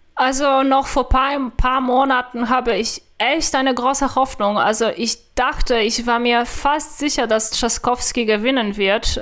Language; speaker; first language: German; non-native, fluent; Polish